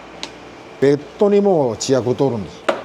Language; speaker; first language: Japanese; native; Japanese